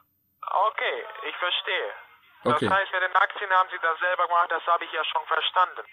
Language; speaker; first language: German; non-native, fluent; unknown